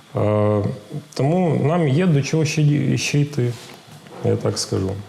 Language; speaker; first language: Ukrainian; non-native, local second language; Russian